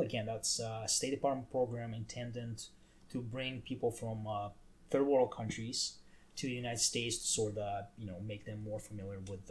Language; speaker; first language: English; non-native, fluent; Tajik